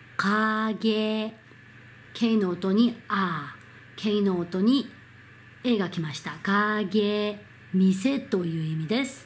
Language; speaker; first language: Japanese; non-native, fluent; Korean